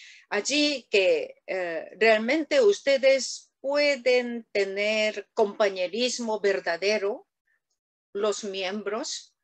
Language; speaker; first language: Spanish; non-native, learner; Korean